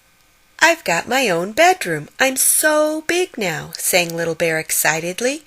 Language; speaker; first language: English; native; English